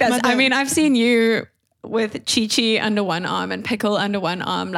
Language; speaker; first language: English; native; English